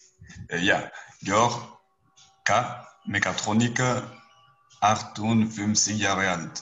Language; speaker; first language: German; non-native, learner; Spanish